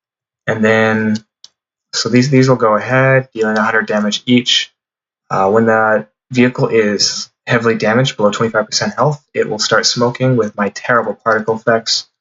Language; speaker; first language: English; native; English